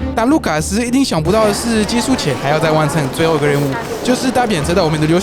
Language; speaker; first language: Chinese; native; Chinese